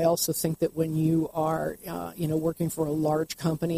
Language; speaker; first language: English; native; English